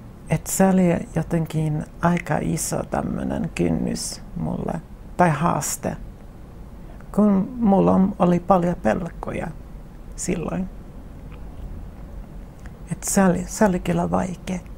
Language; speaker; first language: Finnish; non-native, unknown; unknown